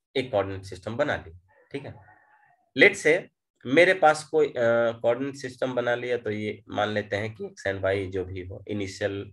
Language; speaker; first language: Hindi; native; Hindi